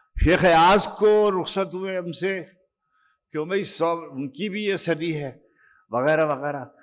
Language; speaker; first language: Urdu; native; Urdu